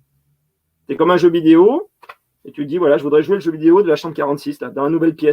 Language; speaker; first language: French; native; French